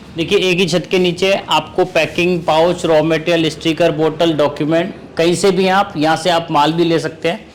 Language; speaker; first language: Hindi; native; Hindi